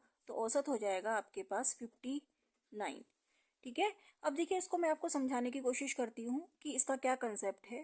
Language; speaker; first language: Hindi; native; Hindi